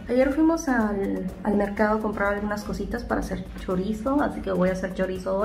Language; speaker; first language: Spanish; native; Spanish